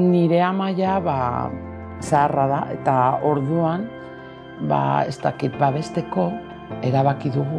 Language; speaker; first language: Basque; non-native, local second language; Spanish